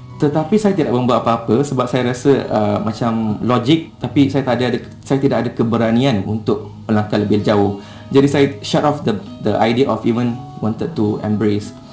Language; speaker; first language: Malay; non-native, local second language; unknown